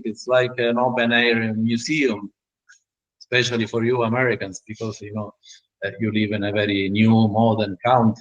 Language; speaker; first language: English; non-native, learner; Italian